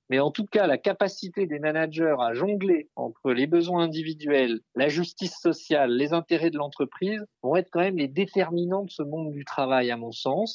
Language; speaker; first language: French; native; French